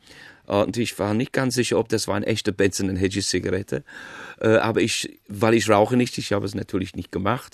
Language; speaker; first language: German; non-native, fluent; English